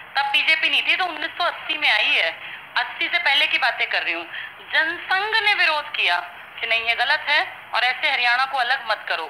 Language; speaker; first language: Hindi; native; Hindi